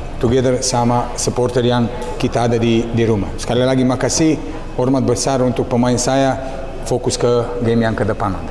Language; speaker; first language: Indonesian; non-native, learner; Serbian